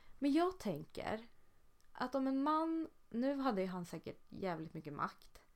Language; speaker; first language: Swedish; native; Swedish